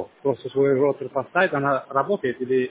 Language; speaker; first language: Russian; non-native, learner; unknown